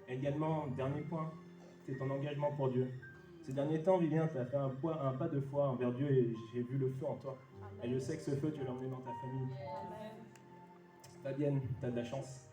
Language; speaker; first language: French; native; French